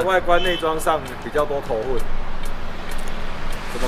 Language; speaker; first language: Chinese; native; Chinese